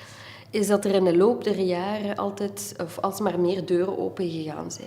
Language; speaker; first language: Dutch; native; Dutch